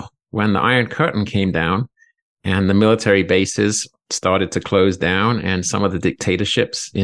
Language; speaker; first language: English; native; English